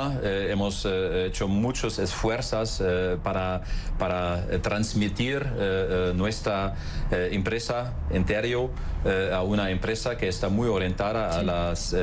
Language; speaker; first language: Spanish; non-native, fluent; German